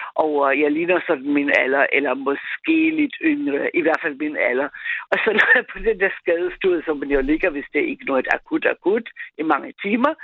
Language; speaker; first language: Danish; non-native, fluent; German